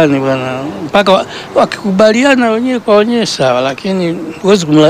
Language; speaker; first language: Swahili; non-native, local second language; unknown